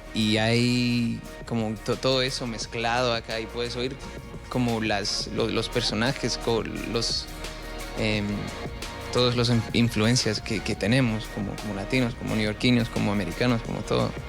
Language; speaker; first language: Spanish; early bilingual, heritage; Spanish